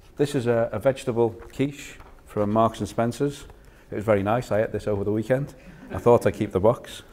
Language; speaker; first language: English; native; English